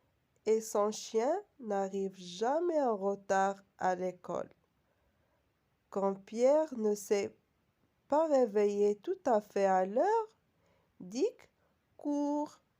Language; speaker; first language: French; non-native, local second language; Arabic